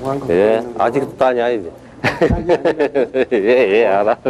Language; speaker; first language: Korean; early bilingual, heritage; Korean